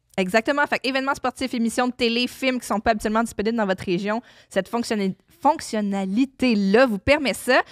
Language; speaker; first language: French; native; French